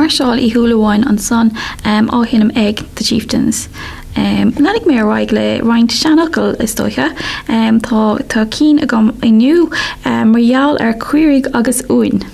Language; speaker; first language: Irish; non-native, local second language; English